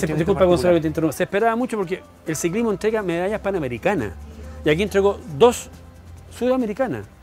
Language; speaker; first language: Spanish; native; Spanish